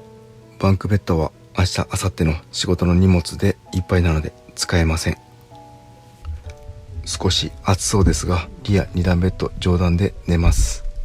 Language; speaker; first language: Japanese; native; Japanese